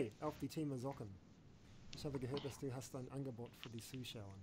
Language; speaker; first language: German; non-native, learner; English